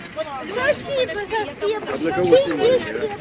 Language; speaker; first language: Russian; native; Russian